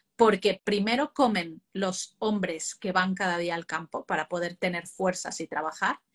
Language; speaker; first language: Spanish; native; Spanish